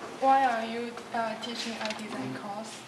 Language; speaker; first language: English; non-native, learner; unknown